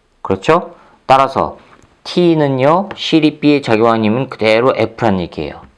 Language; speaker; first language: Korean; native; Korean